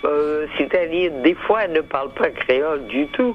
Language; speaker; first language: French; native; French